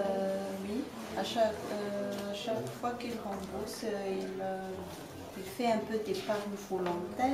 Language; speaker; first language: French; non-native, local second language; Malagasy